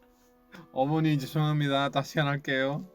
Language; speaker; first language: Korean; non-native, fluent; Spanish